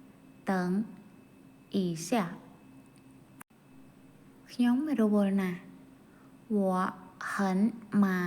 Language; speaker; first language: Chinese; non-native, fluent; Khmer